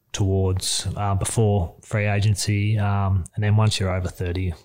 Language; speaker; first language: English; native; English